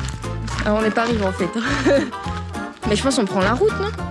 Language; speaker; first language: French; native; French